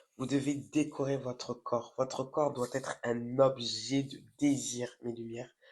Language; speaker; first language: French; non-native, local second language; Wolof